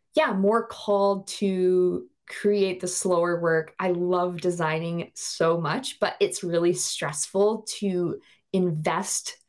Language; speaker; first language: English; native; English